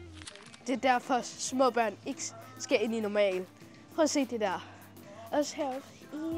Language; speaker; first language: Danish; early bilingual, other home language; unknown